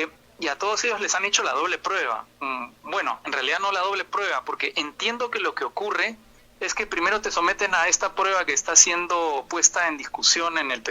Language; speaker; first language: Spanish; native; Spanish